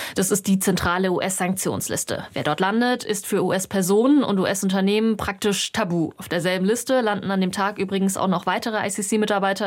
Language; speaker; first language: German; native; German